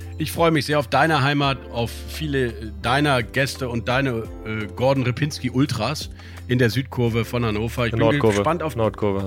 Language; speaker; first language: German; native; German